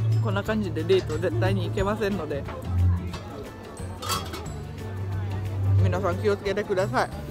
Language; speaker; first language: Japanese; non-native, fluent; Hungarian